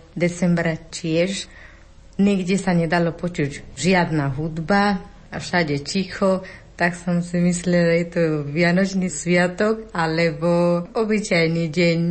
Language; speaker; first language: Slovak; non-native, learner; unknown